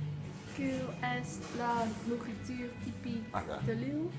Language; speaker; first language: French; non-native, learner; Dutch